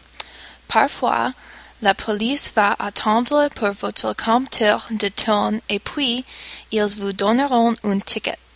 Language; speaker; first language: French; non-native, learner; English